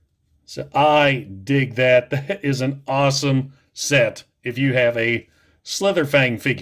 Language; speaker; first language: English; native; English